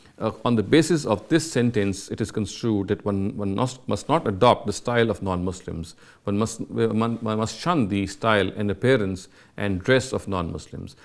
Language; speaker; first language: English; non-native, local second language; Urdu